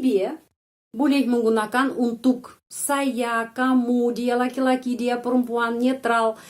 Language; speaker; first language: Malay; non-native, fluent; Russian